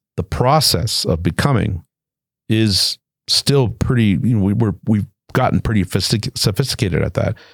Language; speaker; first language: English; native; English